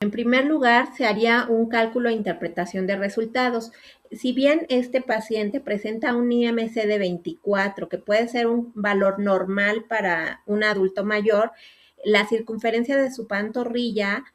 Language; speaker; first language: Spanish; native; Spanish